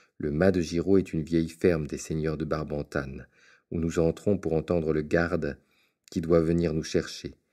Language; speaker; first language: French; native; French